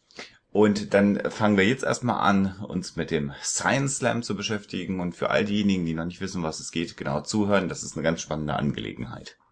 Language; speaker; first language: German; native; German